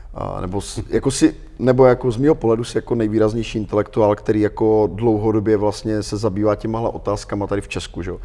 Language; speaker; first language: Czech; native; Czech